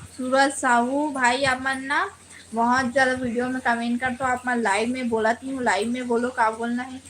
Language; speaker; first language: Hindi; native; Hindi